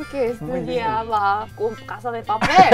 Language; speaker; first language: Spanish; non-native, learner; Korean